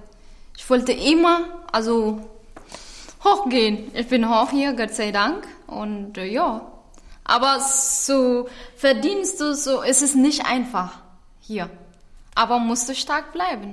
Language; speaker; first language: German; non-native, learner; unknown